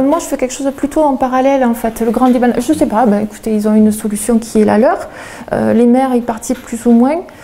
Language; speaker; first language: French; native; French